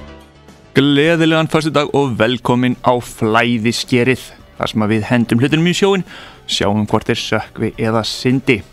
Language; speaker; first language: Icelandic; native; Icelandic